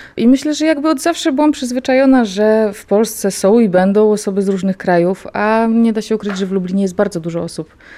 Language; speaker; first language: Polish; native; Polish